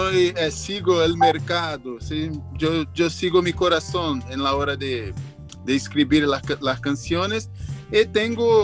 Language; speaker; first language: Spanish; non-native, learner; Portuguese